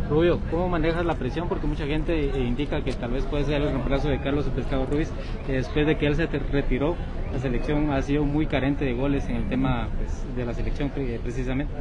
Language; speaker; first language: Spanish; native; Spanish